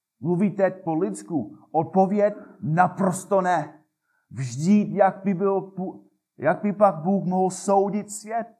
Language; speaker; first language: Czech; non-native, fluent; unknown